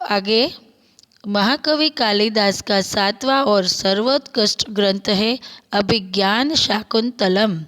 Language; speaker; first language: Hindi; non-native, local second language; Gujarati